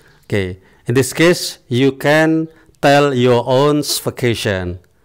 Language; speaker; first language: English; non-native, fluent; Indonesian